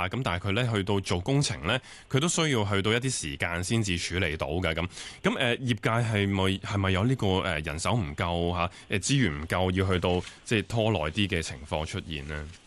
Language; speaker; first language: Cantonese; native; Cantonese